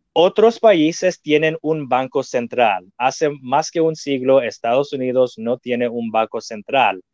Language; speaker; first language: Spanish; non-native, fluent; English